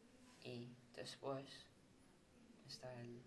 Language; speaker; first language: Spanish; non-native, learner; English